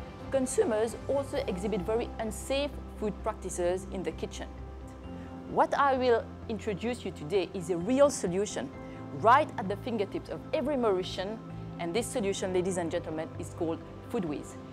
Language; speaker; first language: English; non-native, local second language; Morisyen